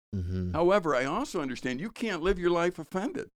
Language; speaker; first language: English; native; English